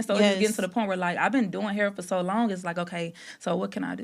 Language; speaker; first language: English; native; English